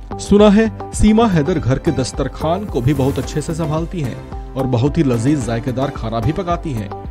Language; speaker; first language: Hindi; native; Hindi